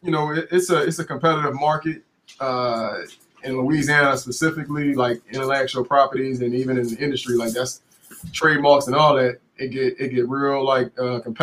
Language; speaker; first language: English; native; English